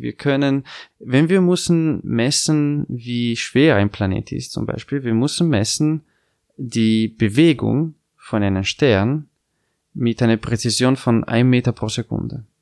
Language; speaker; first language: German; non-native, fluent; Italian